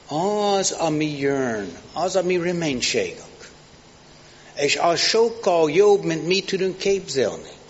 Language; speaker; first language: Hungarian; non-native, fluent; English